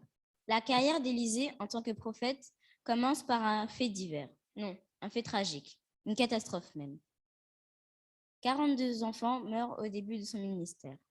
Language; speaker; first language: French; native; French